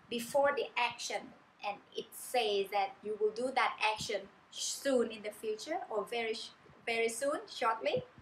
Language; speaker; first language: English; non-native, fluent; Thai